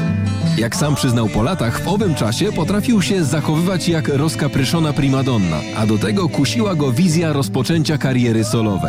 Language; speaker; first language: Polish; native; Polish